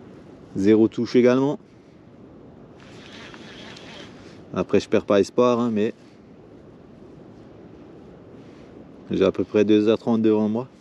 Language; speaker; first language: French; native; French